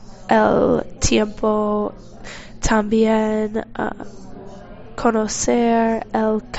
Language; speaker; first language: Spanish; non-native, learner; English